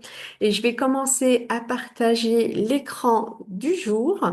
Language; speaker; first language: French; native; French